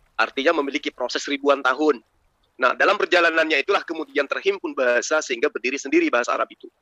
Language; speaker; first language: Indonesian; native; Indonesian